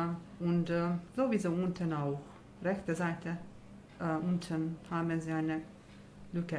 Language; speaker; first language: German; non-native, learner; Hungarian